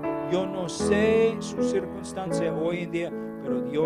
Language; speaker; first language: Spanish; non-native, learner; English